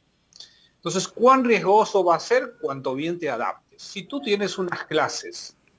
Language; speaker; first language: Spanish; native; Spanish